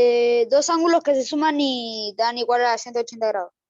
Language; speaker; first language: Spanish; native; Spanish